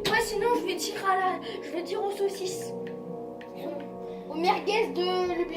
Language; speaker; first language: French; native; French